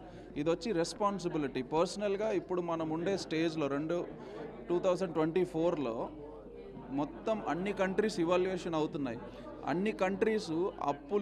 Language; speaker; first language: Telugu; native; Telugu